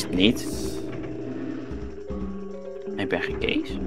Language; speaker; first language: Dutch; native; Dutch